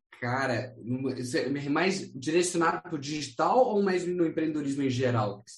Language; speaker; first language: Portuguese; non-native, fluent; English